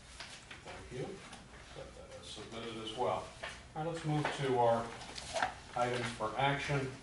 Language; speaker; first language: English; native; English